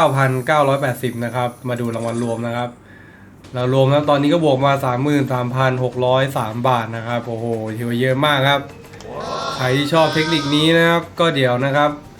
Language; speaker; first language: Thai; native; Thai